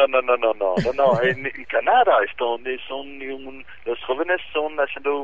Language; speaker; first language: Spanish; non-native, fluent; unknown